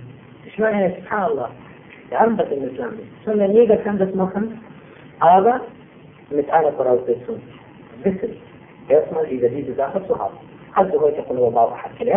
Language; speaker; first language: German; non-native, fluent; Arabic